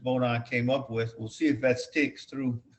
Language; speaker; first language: English; native; English